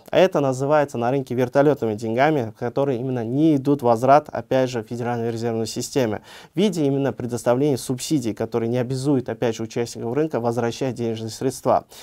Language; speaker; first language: Russian; non-native, local second language; Uzbek